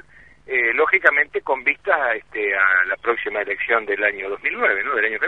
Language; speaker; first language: Spanish; native; Spanish